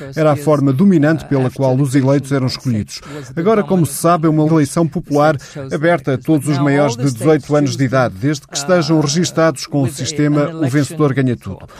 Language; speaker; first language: Portuguese; non-native, fluent; English